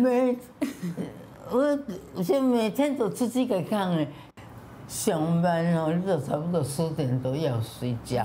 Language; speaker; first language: Chinese; non-native, local second language; Min Nan Chinese